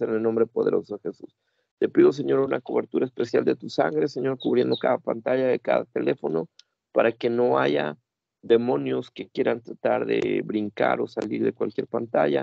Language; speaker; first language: Spanish; native; Spanish